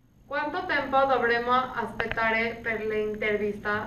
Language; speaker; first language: Italian; non-native, learner; English